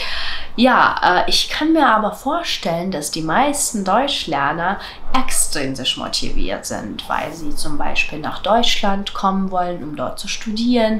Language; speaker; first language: German; non-native, fluent; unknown